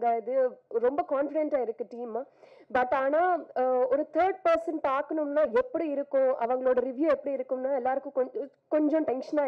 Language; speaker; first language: Tamil; non-native, fluent; Telugu